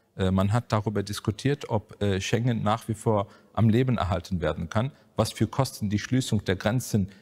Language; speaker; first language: German; native; German